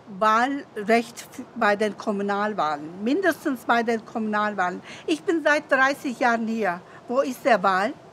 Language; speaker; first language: German; non-native, fluent; Turkish